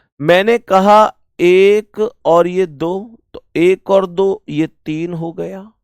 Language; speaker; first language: Hindi; native; Hindi